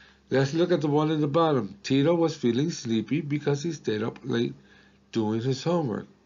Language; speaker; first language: English; non-native, local second language; Spanish